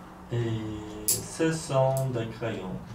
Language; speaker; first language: French; non-native, learner; Polish